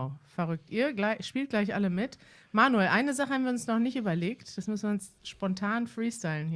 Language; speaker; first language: German; native; German